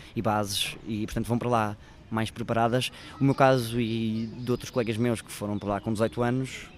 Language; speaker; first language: Portuguese; native; Portuguese